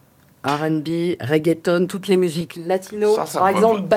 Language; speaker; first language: French; native; French